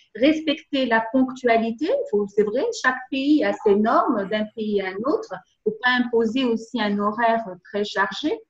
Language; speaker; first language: French; non-native, local second language; Arabic